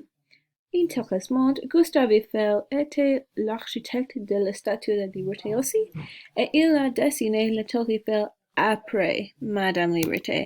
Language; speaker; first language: French; non-native, learner; English